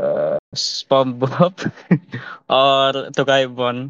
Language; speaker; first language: English; non-native, learner; Indonesian